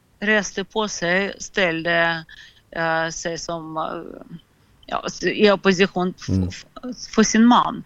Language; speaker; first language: Swedish; non-native, fluent; Russian